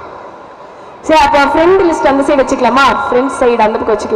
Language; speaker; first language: Tamil; native; Tamil